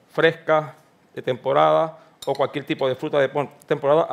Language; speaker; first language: Spanish; native; Spanish